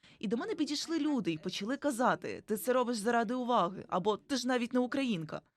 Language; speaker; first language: Ukrainian; non-native, fluent; Igbo